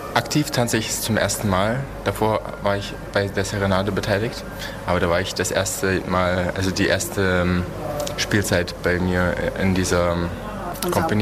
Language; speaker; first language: German; early bilingual, other home language; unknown